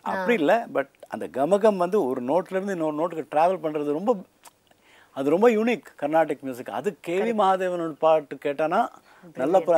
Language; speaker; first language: Tamil; native; Tamil